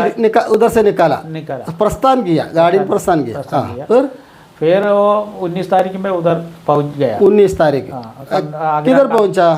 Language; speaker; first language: Hindi; non-native, local second language; Malayalam